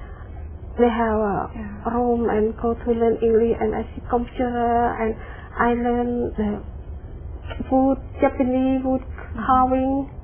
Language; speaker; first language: English; non-native, learner; Khmer